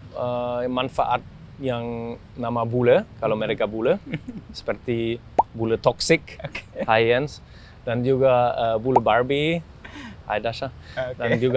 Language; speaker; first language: Indonesian; non-native, fluent; German